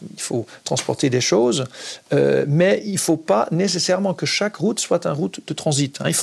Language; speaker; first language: French; non-native, fluent; Dutch